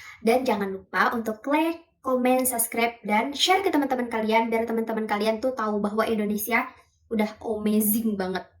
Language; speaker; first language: Indonesian; native; Indonesian